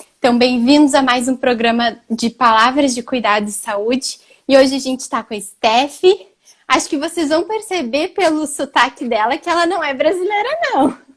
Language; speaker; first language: Portuguese; native; Portuguese